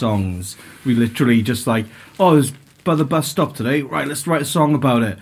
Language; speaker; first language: English; native; English